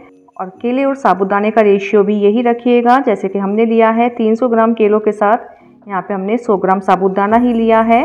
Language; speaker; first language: Hindi; native; Hindi